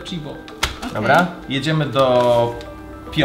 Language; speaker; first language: Polish; native; Polish